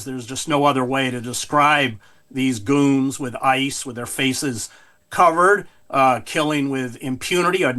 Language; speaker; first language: English; native; English